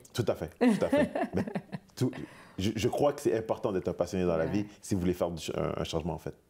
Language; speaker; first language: French; native; French